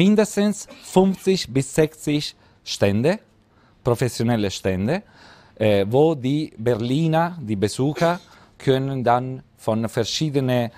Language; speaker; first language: German; non-native, learner; Italian